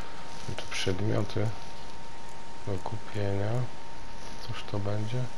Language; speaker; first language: Polish; native; Polish